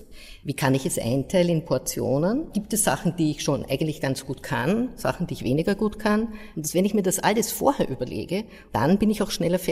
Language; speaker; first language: German; native; German